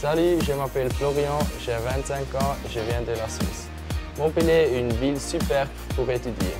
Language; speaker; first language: French; non-native, learner; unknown